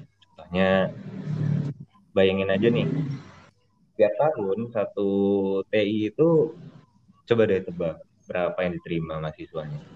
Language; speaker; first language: Indonesian; native; Indonesian